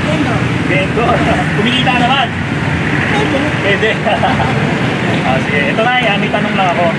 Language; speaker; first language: Filipino; native; Filipino